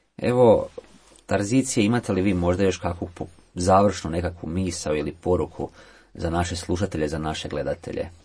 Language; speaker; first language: Croatian; native; Croatian